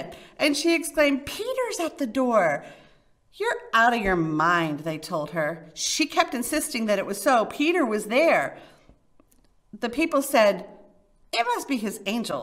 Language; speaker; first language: English; native; English